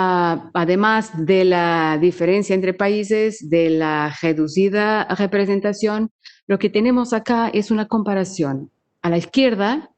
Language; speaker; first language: Spanish; non-native, fluent; Portuguese